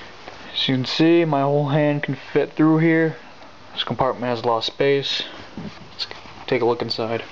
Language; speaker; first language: English; native; English